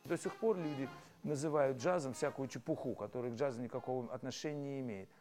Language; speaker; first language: Russian; native; Russian